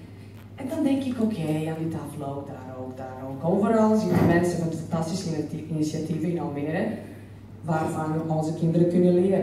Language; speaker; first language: Dutch; non-native, fluent; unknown